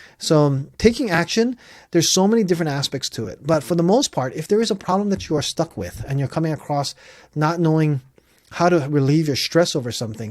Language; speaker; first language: English; native; English